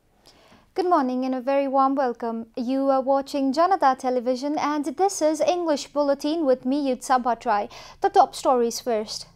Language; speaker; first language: English; non-native, local second language; Nepali